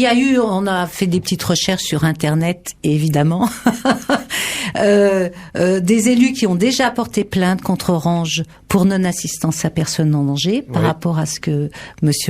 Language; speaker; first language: French; native; French